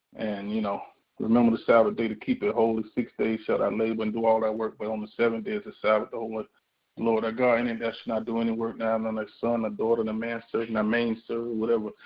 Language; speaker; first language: English; native; English